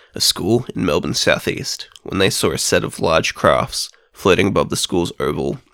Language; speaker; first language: English; native; English